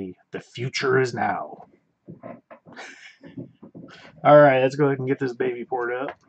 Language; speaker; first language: English; native; English